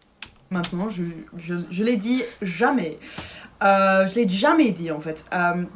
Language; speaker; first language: French; non-native, learner; Dutch